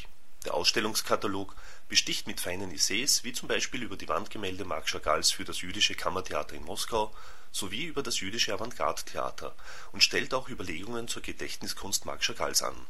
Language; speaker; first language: German; native; German